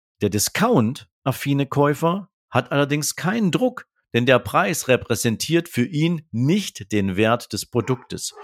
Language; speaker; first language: German; native; German